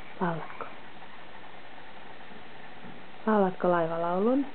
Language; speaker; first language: Finnish; native; Finnish